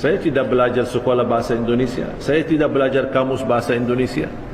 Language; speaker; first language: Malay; non-native, fluent; Arabic